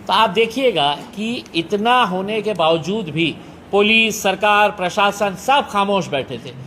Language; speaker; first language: Hindi; non-native, local second language; Marathi